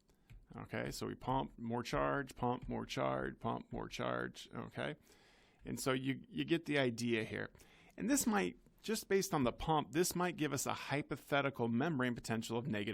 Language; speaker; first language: English; native; English